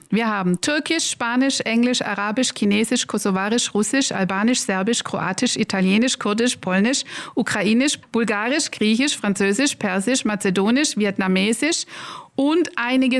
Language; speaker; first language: German; native; German